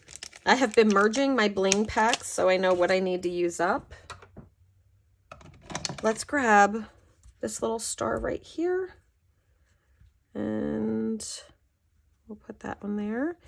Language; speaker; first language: English; native; English